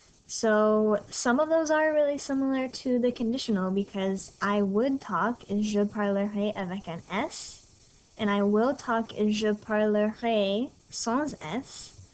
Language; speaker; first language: English; native; English